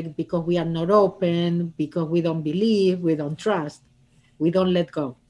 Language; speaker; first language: English; non-native, fluent; Spanish